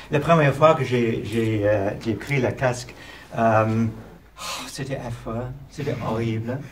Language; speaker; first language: French; non-native, learner; English